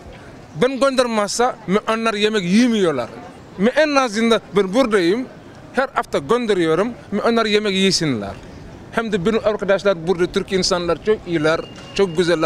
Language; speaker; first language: Turkish; non-native, learner; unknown